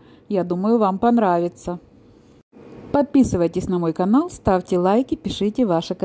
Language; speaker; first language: Russian; native; Russian